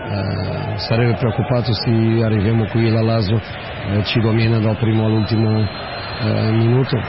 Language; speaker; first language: Italian; non-native, fluent; Portuguese